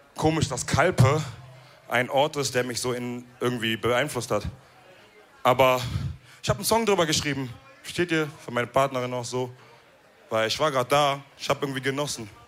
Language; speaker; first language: German; early bilingual, other home language; Wolof